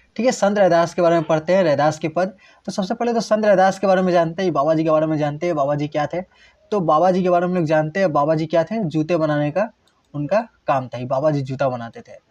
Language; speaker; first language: Hindi; non-native, local second language; Bangla